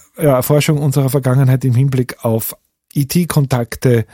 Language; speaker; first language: German; native; German